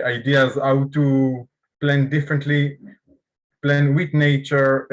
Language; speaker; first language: English; non-native, learner; Hebrew